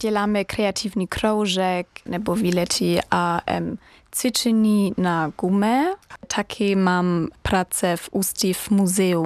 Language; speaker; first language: Czech; non-native, learner; German